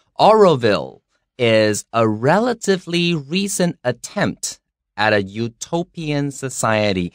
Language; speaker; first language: English; non-native, fluent; Chinese